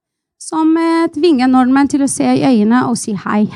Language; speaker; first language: Norwegian; non-native, fluent; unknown